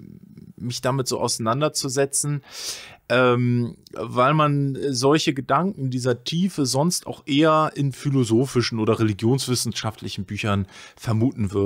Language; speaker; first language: German; native; German